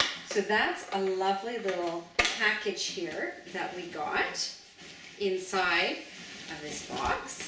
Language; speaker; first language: English; native; English